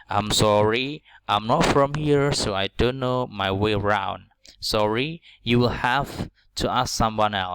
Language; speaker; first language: English; non-native, learner; Indonesian